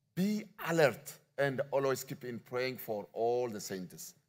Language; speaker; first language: English; non-native, learner; Amharic